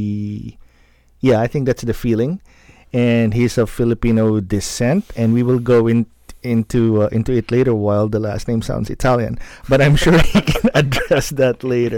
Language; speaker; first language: English; non-native, local second language; Filipino